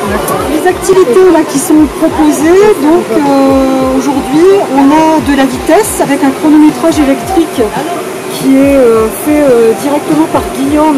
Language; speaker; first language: French; native; French